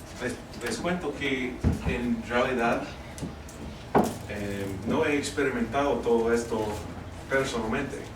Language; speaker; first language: Spanish; non-native, fluent; English